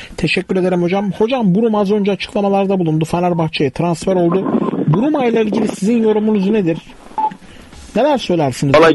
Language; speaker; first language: Turkish; native; Turkish